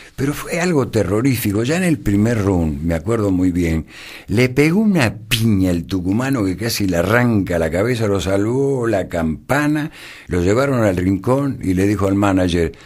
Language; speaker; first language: Spanish; native; Spanish